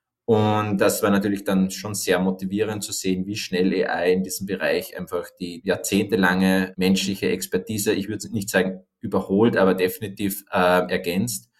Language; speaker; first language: German; native; German